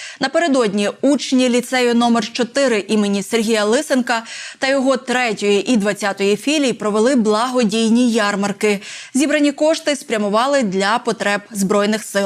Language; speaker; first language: Ukrainian; native; Ukrainian